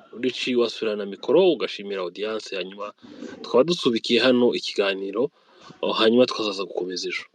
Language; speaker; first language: Kinyarwanda; native; Kinyarwanda